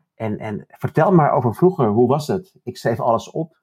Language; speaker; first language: Dutch; early bilingual, other home language; Turkish